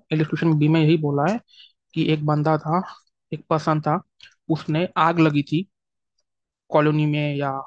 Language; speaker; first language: Hindi; non-native, local second language; Marathi